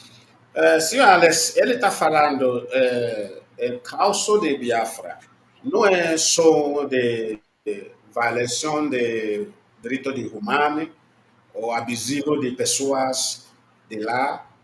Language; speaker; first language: Portuguese; non-native, learner; Igbo